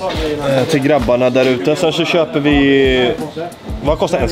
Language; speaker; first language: Swedish; native; Swedish